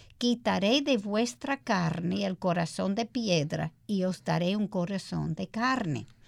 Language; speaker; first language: Spanish; early bilingual, heritage; English